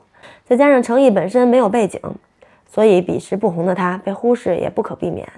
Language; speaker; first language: Chinese; native; Chinese